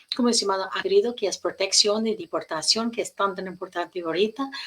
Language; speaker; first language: Spanish; non-native, learner; English